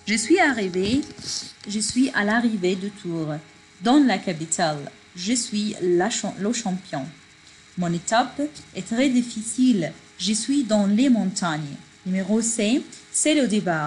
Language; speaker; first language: French; non-native, fluent; Arabic